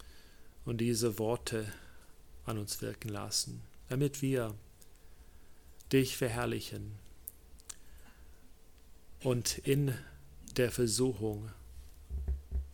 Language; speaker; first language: German; non-native, fluent; English